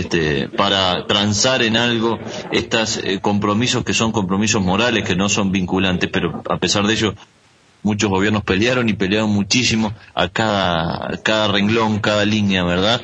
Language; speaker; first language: Spanish; native; Spanish